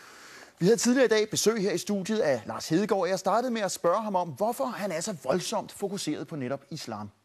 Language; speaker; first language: Danish; native; Danish